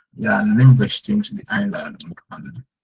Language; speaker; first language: German; non-native, fluent; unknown